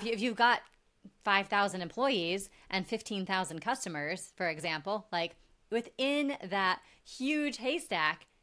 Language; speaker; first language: English; native; English